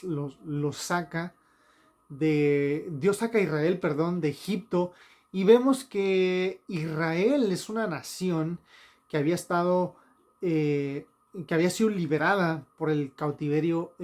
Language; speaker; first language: Spanish; native; Spanish